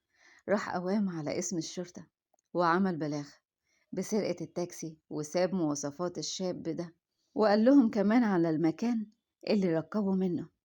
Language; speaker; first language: Arabic; native; Arabic